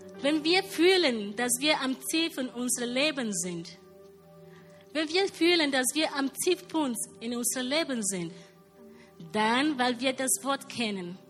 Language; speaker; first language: German; non-native, learner; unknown